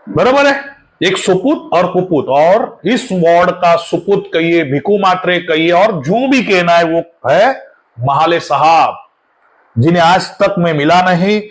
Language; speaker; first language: Hindi; non-native, local second language; Marathi